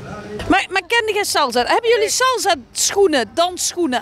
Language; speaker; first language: Dutch; native; Dutch